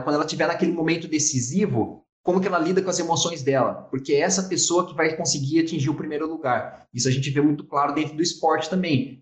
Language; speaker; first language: Portuguese; native; Portuguese